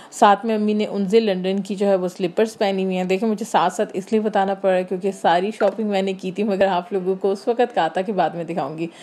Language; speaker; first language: Urdu; native; Urdu